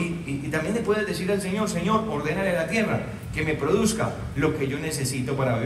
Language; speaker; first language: Spanish; native; Spanish